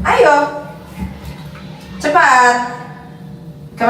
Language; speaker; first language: Indonesian; native; Indonesian